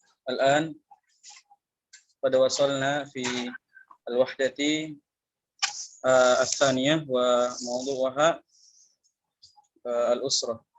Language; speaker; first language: Arabic; non-native, fluent; Indonesian